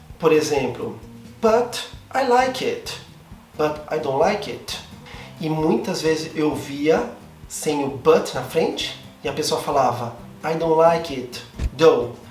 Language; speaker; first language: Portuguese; native; Portuguese